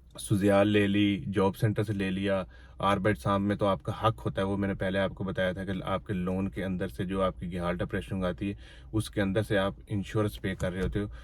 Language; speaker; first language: Urdu; non-native, local second language; Punjabi